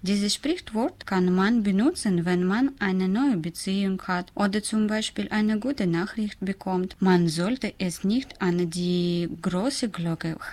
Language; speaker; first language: German; non-native, learner; Russian